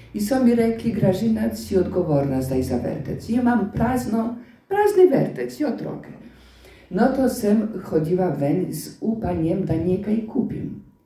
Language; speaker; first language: Polish; native; Polish